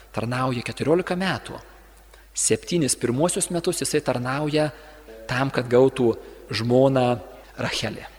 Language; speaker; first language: Lithuanian; native; Lithuanian